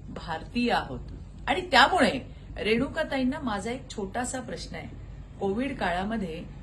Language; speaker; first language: Marathi; native; Marathi